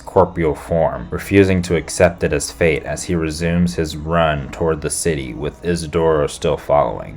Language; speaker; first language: English; native; English